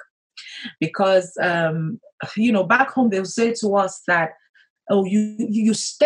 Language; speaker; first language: English; non-native, local second language; Yoruba